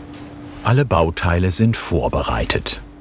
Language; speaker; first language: German; native; German